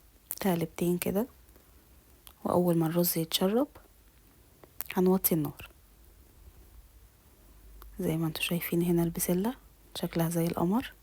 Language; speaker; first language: Arabic; native; Arabic